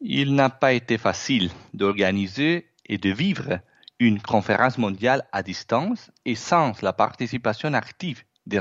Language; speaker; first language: French; non-native, fluent; Italian